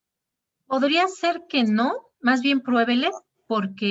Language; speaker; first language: Spanish; native; Spanish